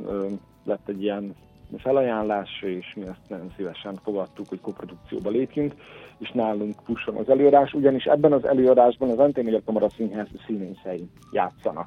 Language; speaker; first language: Hungarian; native; Hungarian